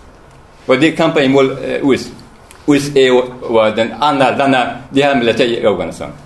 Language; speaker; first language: Danish; non-native, learner; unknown